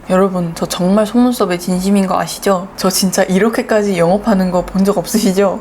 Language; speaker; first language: Korean; native; Korean